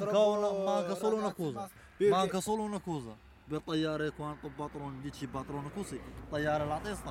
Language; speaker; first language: Italian; non-native, learner; Arabic